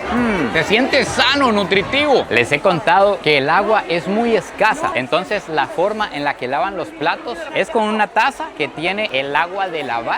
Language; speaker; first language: Spanish; native; Spanish